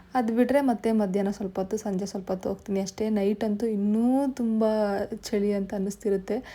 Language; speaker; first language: Kannada; native; Kannada